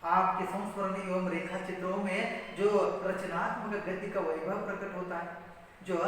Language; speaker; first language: Hindi; non-native, local second language; Kannada